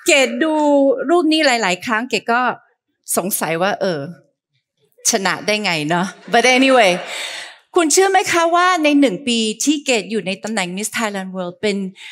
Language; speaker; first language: Thai; early bilingual, heritage; Thai